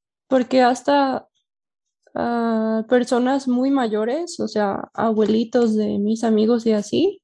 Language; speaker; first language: Spanish; native; Spanish